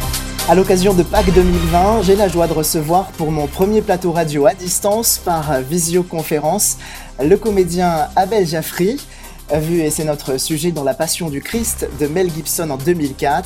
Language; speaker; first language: French; native; French